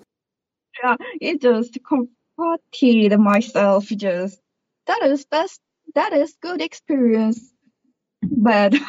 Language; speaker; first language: English; non-native, learner; Korean